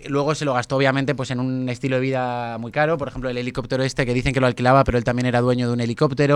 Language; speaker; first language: Spanish; native; Spanish